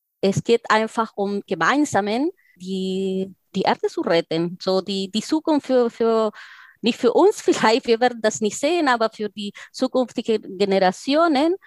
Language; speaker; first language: German; non-native, fluent; Spanish